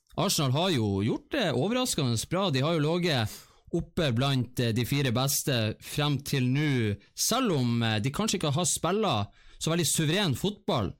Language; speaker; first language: Norwegian; native; Norwegian